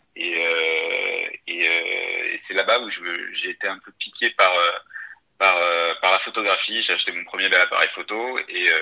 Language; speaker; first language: French; native; French